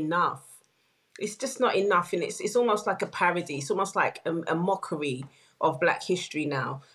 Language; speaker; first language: English; native; English